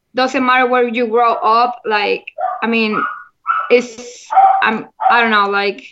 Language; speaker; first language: English; non-native, learner; Spanish